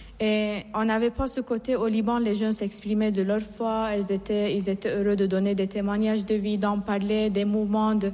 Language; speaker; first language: French; non-native, fluent; Persian